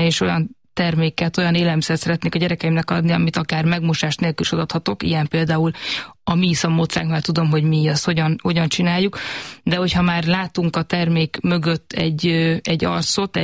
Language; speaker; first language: Hungarian; native; Hungarian